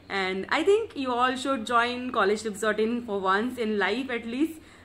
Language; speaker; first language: English; non-native, local second language; Hindi